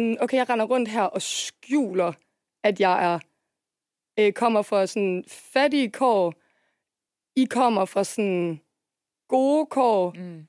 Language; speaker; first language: Danish; native; Danish